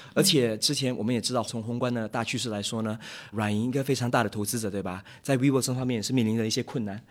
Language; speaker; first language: Chinese; native; Chinese